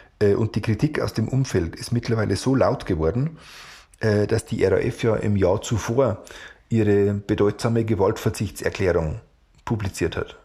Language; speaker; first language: German; native; German